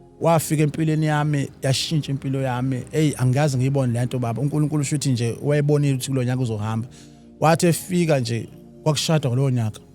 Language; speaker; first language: Zulu; native; Zulu